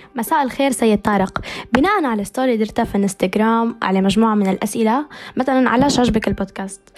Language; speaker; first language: Arabic; native; Arabic